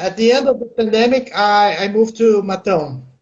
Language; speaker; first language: English; non-native, fluent; Portuguese